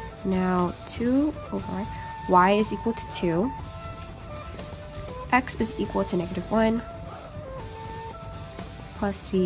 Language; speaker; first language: English; native; English